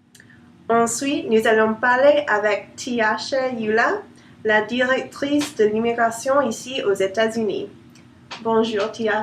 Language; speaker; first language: French; non-native, learner; English